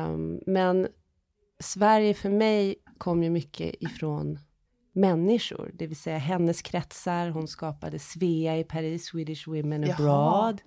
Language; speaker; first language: Swedish; early bilingual, heritage; Swedish